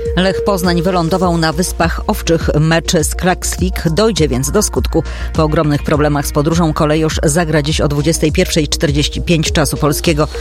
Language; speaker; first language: Polish; native; Polish